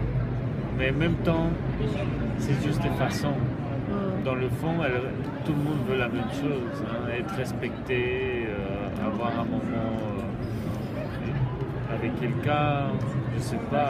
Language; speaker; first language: French; non-native, fluent; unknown